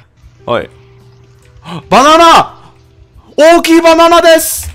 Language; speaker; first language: Japanese; non-native, learner; English